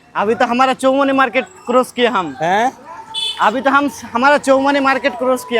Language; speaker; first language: Hindi; non-native, local second language; Bangla